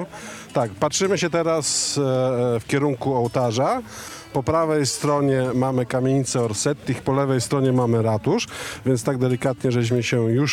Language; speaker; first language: Polish; native; Polish